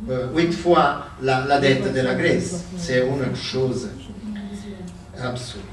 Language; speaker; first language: French; non-native, learner; Italian